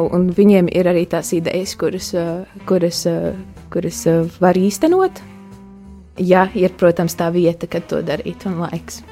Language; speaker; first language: Latvian; native; Latvian